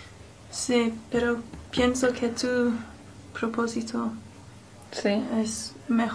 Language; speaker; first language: Spanish; non-native, learner; English